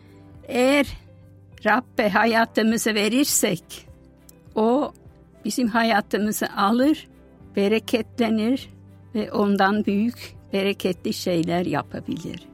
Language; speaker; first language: Turkish; non-native, fluent; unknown